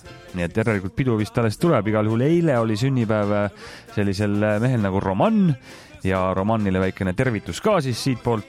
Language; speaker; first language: Estonian; native; Estonian